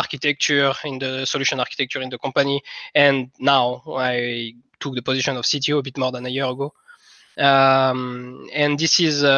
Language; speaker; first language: English; non-native, fluent; French